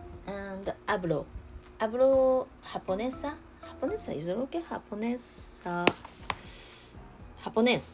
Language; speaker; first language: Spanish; non-native, learner; Japanese